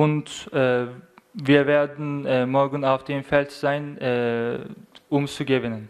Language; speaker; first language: German; non-native, fluent; Turkish